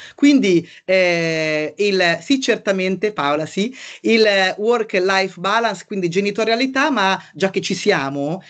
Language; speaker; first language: Italian; native; Italian